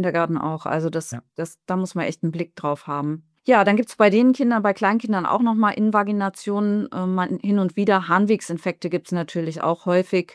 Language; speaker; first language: German; native; German